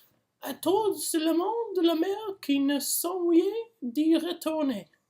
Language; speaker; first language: French; non-native, learner; English